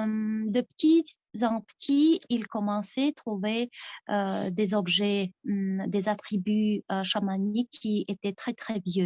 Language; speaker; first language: French; non-native, fluent; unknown